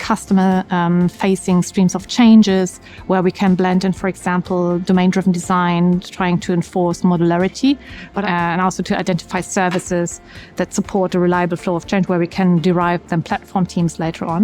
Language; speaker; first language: English; non-native, fluent; German